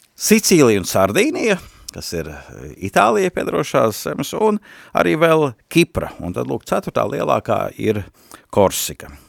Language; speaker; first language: Latvian; native; Latvian